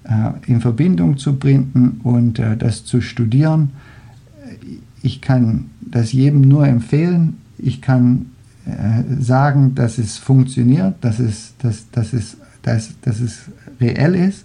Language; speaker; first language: German; non-native, fluent; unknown